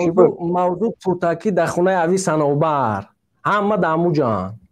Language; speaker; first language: Persian; native; Persian